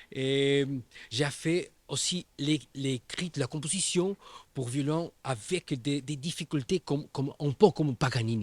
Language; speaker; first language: French; non-native, learner; Portuguese